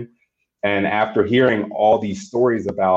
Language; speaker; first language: English; native; English